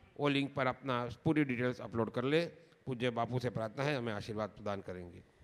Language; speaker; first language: Hindi; non-native, local second language; Gujarati